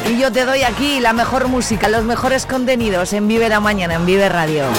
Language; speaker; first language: Spanish; native; Spanish